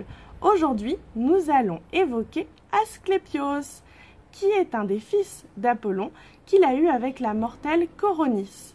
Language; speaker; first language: French; native; French